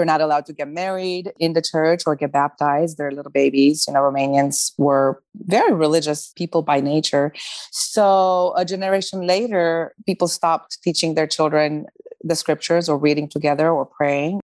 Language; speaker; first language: English; non-native, fluent; Romanian